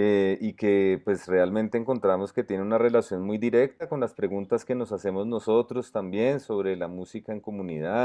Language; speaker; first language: Spanish; native; Spanish